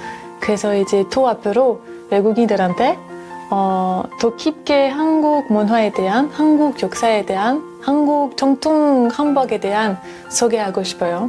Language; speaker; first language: Korean; non-native, fluent; French